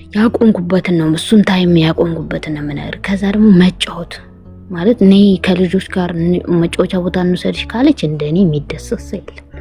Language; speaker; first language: Amharic; native; Amharic